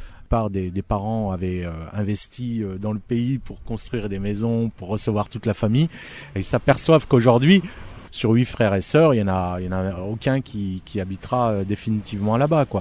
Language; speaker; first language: French; early bilingual, other home language; Arabic